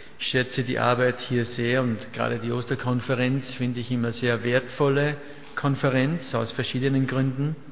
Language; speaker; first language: German; native; German